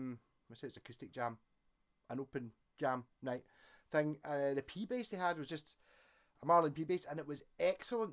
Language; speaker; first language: English; native; English